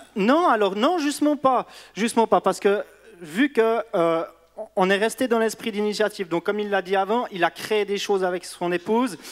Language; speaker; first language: French; native; French